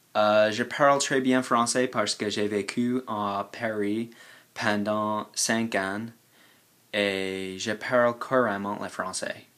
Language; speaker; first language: French; non-native, fluent; English